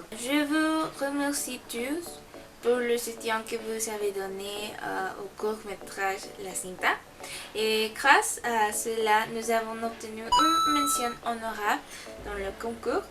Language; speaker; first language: French; non-native, learner; Spanish